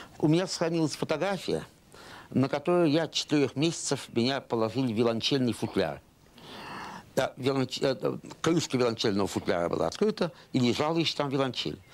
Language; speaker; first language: Russian; native; Russian